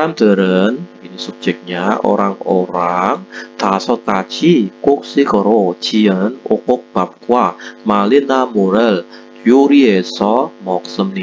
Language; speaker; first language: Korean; non-native, fluent; Indonesian